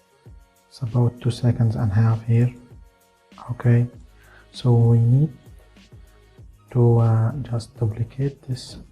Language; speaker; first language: English; non-native, fluent; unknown